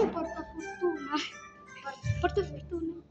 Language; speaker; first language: Italian; early bilingual, other home language; Bangla